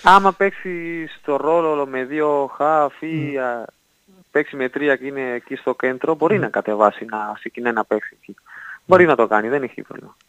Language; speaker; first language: Greek; non-native, learner; Spanish